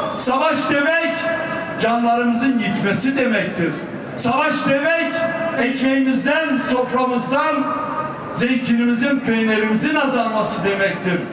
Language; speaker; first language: Turkish; non-native, local second language; Kurdish